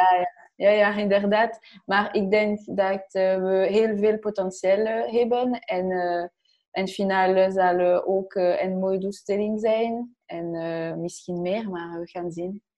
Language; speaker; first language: Dutch; non-native, learner; French